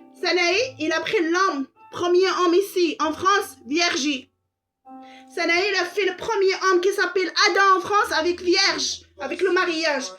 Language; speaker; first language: French; non-native, local second language; Arabic